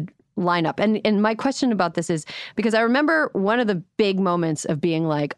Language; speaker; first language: English; native; English